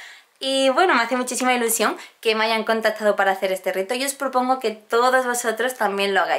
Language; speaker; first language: Spanish; native; Spanish